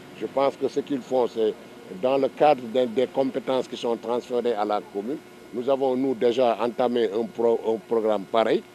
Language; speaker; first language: French; non-native, local second language; Wolof